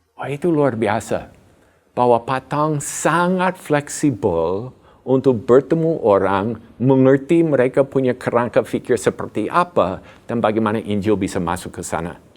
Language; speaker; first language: Indonesian; non-native, fluent; English